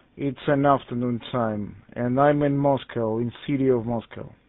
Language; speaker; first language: English; non-native, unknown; Russian